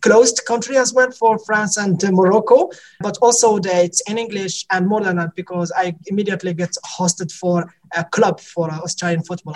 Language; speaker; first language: English; non-native, fluent; Arabic